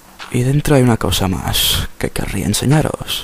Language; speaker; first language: Spanish; native; Spanish